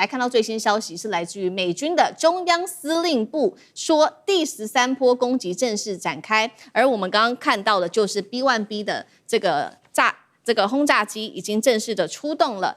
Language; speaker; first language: Chinese; native; Chinese